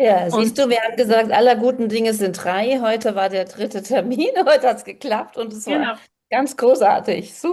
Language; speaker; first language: German; native; German